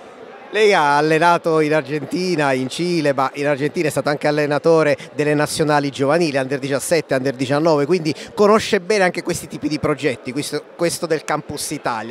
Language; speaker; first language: Italian; native; Italian